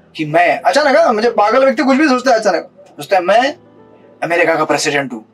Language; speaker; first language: Hindi; non-native, local second language; Marathi